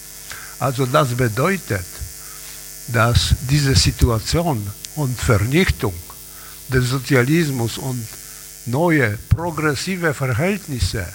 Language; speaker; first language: German; non-native, learner; Polish